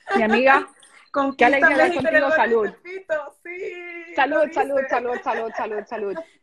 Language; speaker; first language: Spanish; native; Spanish